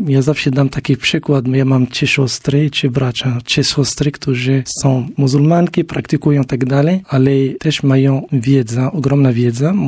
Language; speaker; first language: Polish; non-native, learner; Arabic